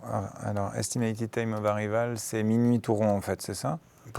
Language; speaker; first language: French; native; French